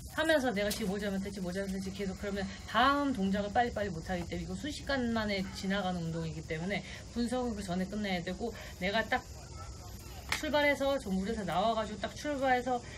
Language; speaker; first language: Korean; native; Korean